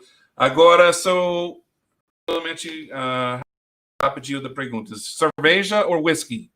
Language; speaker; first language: Portuguese; non-native, learner; English